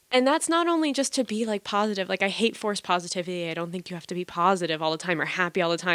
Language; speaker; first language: English; native; English